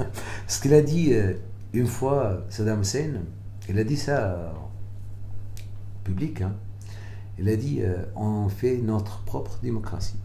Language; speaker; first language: French; non-native, fluent; Arabic